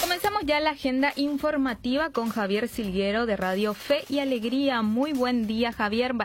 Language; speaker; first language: Spanish; native; Spanish